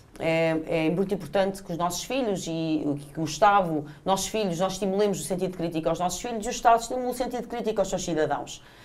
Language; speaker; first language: Portuguese; native; Portuguese